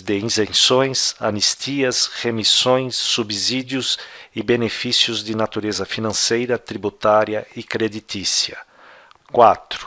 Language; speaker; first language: Portuguese; native; Portuguese